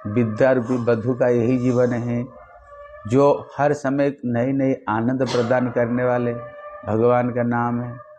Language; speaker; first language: Hindi; non-native, local second language; Bangla